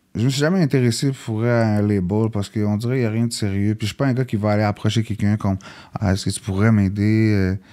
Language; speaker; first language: French; early bilingual, other home language; English